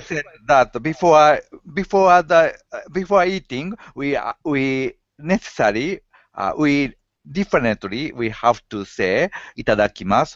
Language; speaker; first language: English; non-native, learner; Japanese